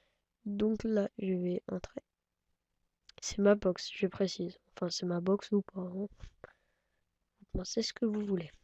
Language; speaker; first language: French; native; French